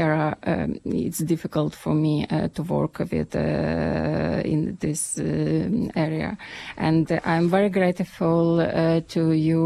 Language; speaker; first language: English; non-native, fluent; Ukrainian